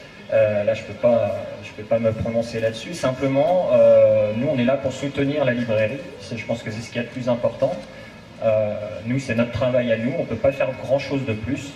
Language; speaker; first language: French; native; French